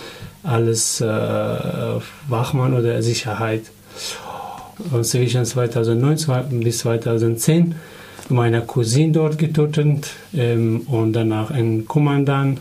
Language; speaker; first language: German; non-native, learner; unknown